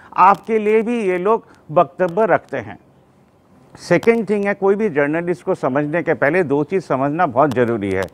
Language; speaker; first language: Hindi; non-native, local second language; Bangla